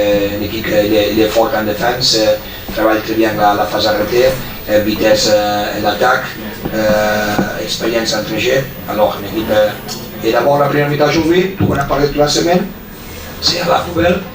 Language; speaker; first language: French; non-native, fluent; Spanish